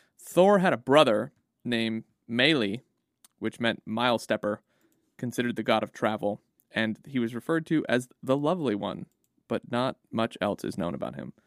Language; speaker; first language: English; native; English